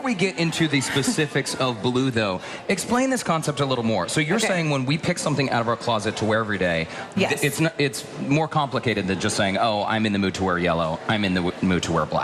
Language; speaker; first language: English; native; English